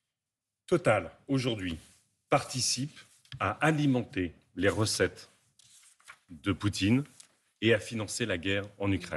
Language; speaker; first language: French; native; French